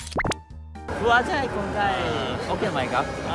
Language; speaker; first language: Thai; non-native, fluent; Japanese